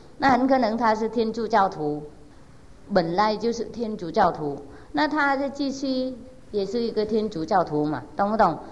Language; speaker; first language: Chinese; non-native, fluent; Vietnamese